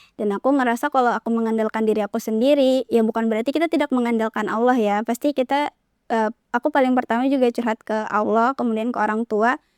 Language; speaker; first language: Indonesian; native; Indonesian